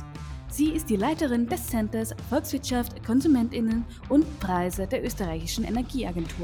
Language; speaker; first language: German; native; German